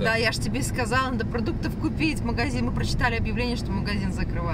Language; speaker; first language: Russian; native; Russian